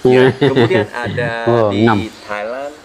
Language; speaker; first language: Indonesian; non-native, fluent; Vietnamese